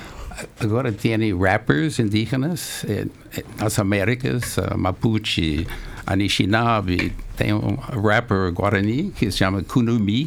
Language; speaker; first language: Portuguese; non-native, fluent; English